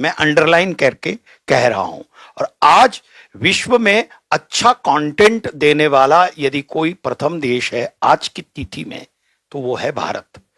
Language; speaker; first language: Hindi; native; Hindi